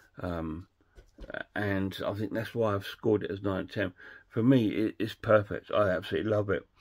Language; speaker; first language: English; native; English